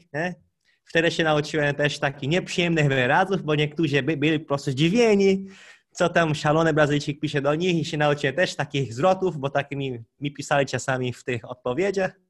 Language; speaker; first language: Polish; non-native, fluent; Portuguese